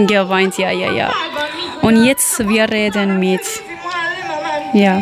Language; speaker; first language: German; non-native, learner; Persian